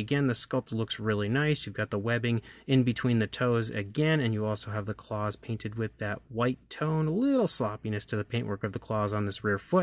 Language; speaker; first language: English; native; English